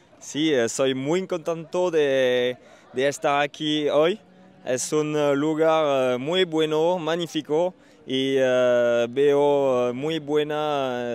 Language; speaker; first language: Spanish; non-native, learner; French